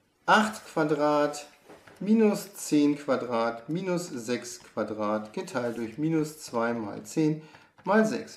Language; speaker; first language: German; native; German